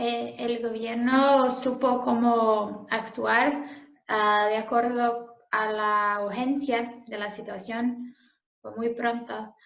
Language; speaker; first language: Spanish; non-native, learner; Portuguese